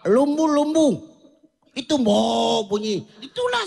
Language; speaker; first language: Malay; non-native, local second language; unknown